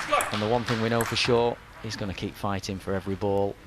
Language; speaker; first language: English; native; English